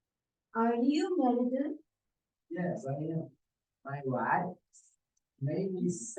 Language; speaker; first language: English; non-native, learner; Portuguese